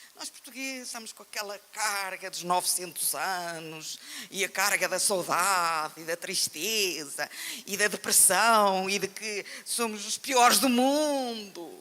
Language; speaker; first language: Portuguese; native; Portuguese